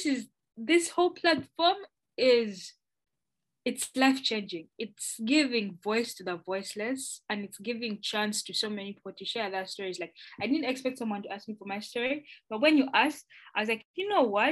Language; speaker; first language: English; non-native, local second language; Ganda